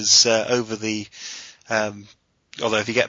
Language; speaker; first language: English; native; English